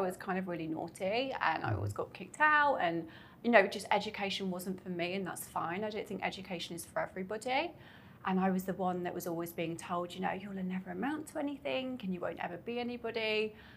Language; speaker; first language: English; native; English